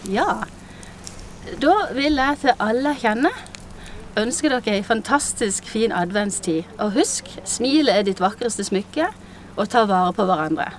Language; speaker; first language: Norwegian; native; Norwegian